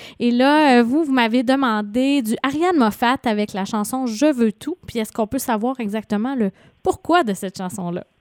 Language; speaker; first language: French; native; French